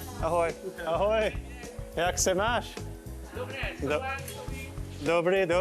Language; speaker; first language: Czech; non-native, learner; English